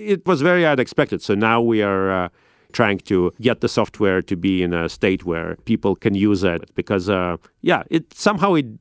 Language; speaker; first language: English; non-native, fluent; Russian